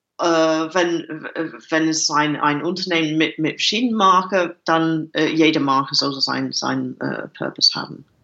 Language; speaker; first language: German; non-native, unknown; English